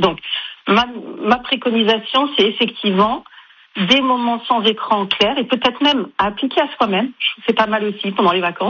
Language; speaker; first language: French; native; French